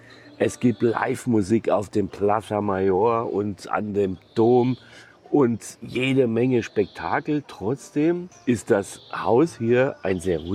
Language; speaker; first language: German; native; German